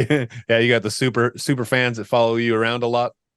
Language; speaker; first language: English; native; English